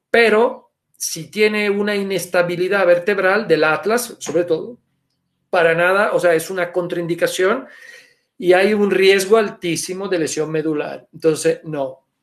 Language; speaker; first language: Spanish; non-native, fluent; Italian